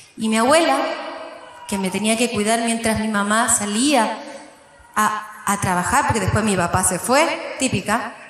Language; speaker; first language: Spanish; native; Spanish